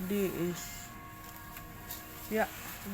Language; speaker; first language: Dutch; non-native, learner; Filipino